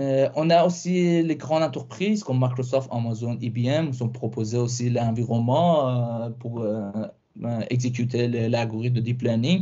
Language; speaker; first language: French; non-native, fluent; Persian